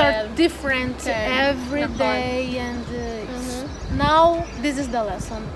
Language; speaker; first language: English; non-native, learner; Portuguese